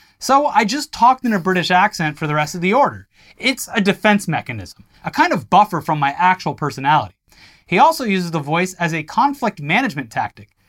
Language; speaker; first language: English; native; English